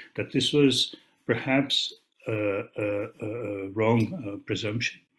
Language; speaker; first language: English; non-native, fluent; Dutch